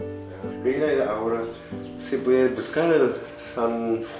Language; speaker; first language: Spanish; non-native, learner; Korean